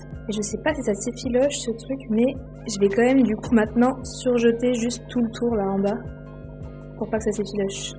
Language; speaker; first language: French; native; French